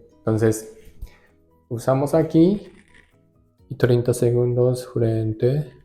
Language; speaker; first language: Spanish; non-native, learner; Japanese